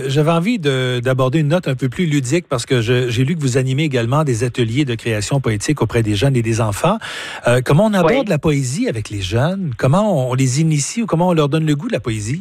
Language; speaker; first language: French; native; French